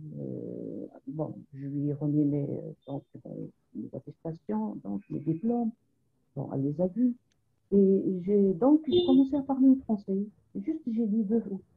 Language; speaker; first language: French; non-native, local second language; Arabic